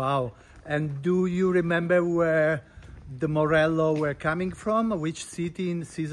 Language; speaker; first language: English; non-native, fluent; Italian